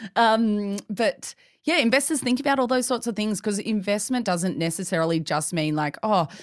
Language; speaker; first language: English; native; English